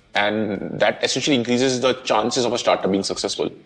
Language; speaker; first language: English; non-native, local second language; Hindi